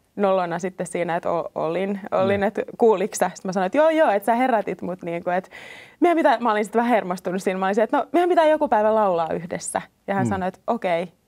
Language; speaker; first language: Finnish; native; Finnish